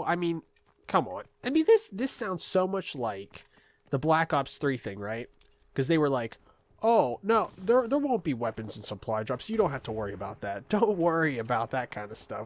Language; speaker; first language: English; native; English